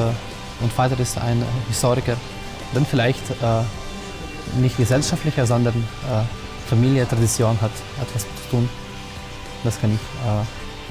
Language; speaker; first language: German; non-native, learner; Lithuanian